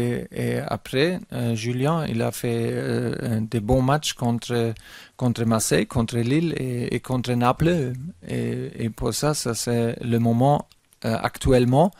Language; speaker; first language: French; non-native, fluent; German